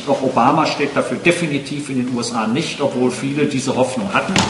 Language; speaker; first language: German; native; German